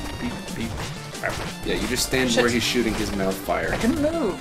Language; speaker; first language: English; native; English